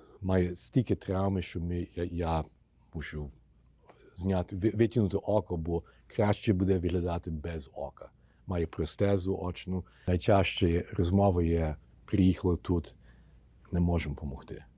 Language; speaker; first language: Ukrainian; early bilingual, heritage; Ukrainian